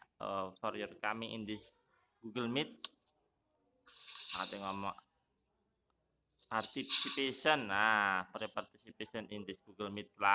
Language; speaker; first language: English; non-native, fluent; Indonesian